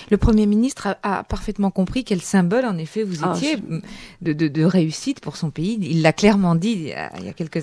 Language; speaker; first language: French; native; French